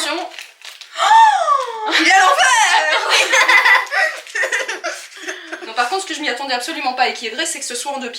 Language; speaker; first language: French; native; French